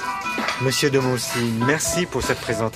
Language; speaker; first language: French; native; French